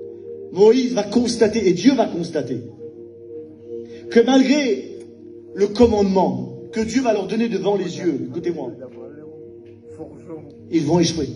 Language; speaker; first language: French; native; French